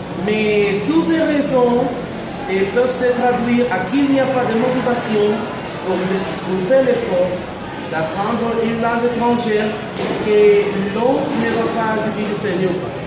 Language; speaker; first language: French; non-native, fluent; Spanish